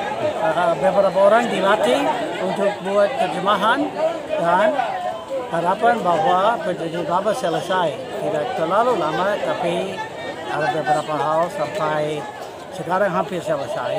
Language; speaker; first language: Indonesian; non-native, fluent; English